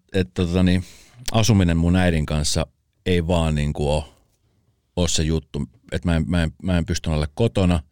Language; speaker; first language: Finnish; early bilingual, other home language; Spanish